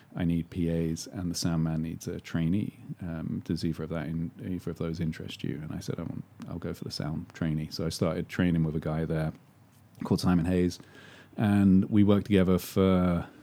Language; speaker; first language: English; native; English